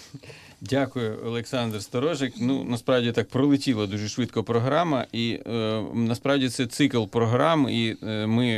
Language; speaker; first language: Ukrainian; native; Ukrainian